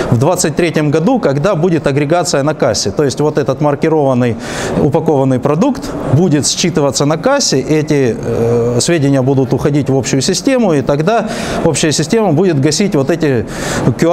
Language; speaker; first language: Russian; native; Russian